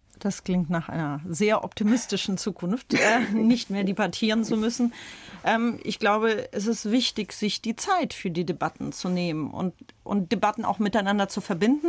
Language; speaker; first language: German; early bilingual, other home language; Russian